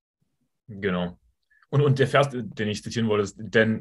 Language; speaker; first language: German; native; German